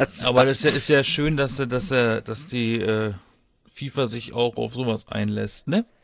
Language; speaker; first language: German; native; German